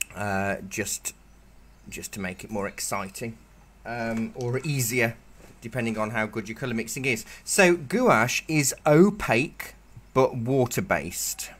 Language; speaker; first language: English; native; English